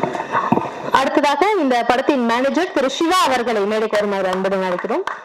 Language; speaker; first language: Tamil; native; Tamil